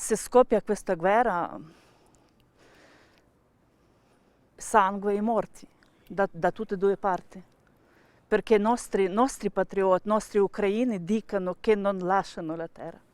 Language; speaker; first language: Italian; non-native, learner; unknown